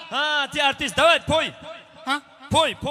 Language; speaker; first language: Russian; non-native, local second language; Tajik